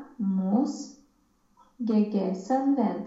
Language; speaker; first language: German; non-native, learner; Romanian